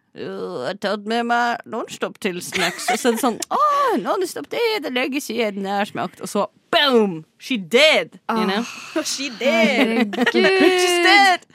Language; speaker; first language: Norwegian; native; Norwegian